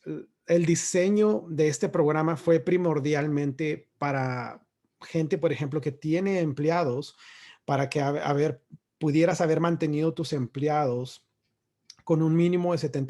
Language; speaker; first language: Spanish; native; Spanish